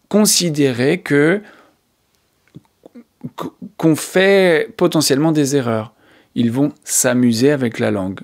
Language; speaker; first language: French; native; French